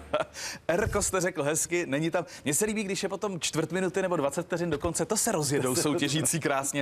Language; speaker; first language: Czech; native; Czech